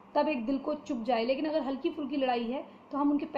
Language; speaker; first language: Hindi; native; Hindi